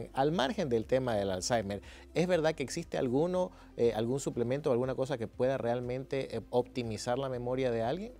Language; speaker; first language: Spanish; native; Spanish